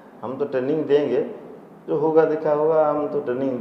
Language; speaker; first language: Hindi; non-native, local second language; Odia